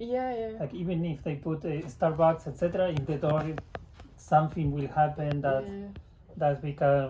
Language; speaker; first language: English; non-native, learner; Spanish